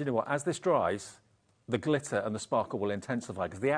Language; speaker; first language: English; native; English